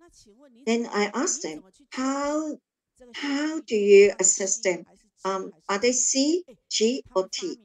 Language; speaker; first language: English; non-native, learner; Chinese